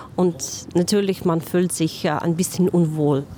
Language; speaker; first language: German; non-native, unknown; Ukrainian